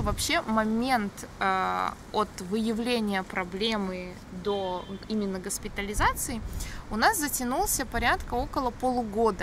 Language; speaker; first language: Russian; native; Russian